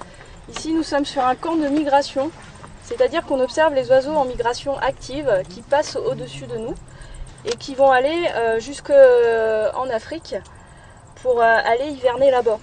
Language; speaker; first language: French; native; French